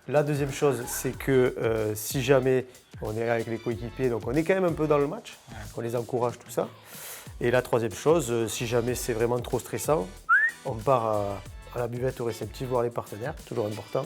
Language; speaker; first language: French; native; French